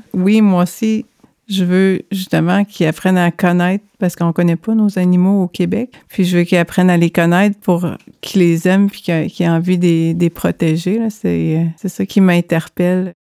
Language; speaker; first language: French; native; French